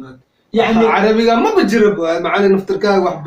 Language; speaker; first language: Arabic; non-native, learner; Somali